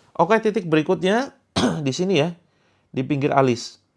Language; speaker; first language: Indonesian; native; Indonesian